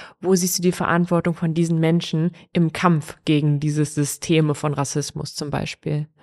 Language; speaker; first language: German; native; German